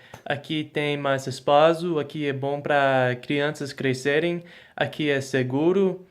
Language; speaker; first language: Portuguese; non-native, fluent; English